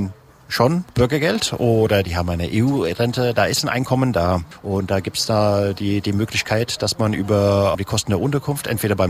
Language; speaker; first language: German; native; German